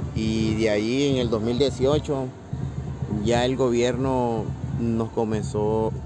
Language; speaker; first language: Spanish; native; Spanish